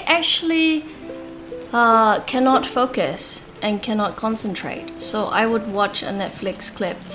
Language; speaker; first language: English; native; English